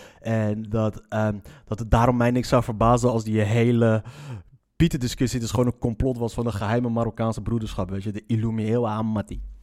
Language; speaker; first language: Dutch; early bilingual, other home language; Arabic